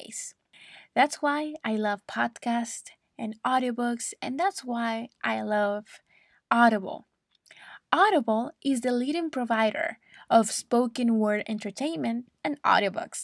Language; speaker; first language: English; non-native, fluent; Spanish